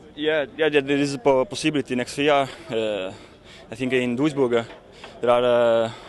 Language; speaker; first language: English; non-native, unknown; Italian